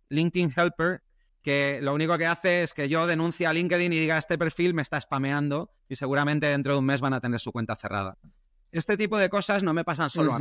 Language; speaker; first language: Spanish; native; Spanish